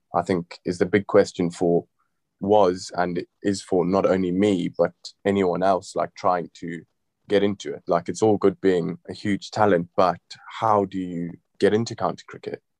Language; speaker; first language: English; native; English